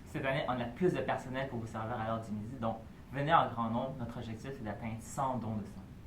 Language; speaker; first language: French; native; French